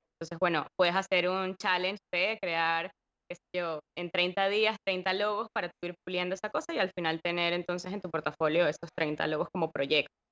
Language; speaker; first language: Spanish; native; Spanish